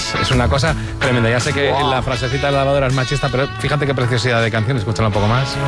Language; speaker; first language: Spanish; native; Spanish